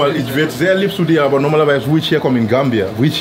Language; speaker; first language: German; native; German